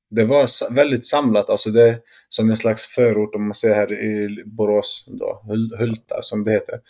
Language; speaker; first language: Swedish; early bilingual, other home language; Arabic